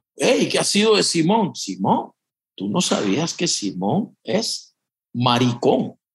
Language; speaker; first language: Spanish; native; Spanish